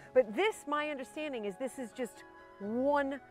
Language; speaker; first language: English; native; English